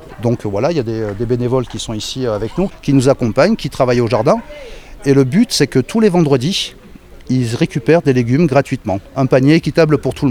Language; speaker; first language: French; native; French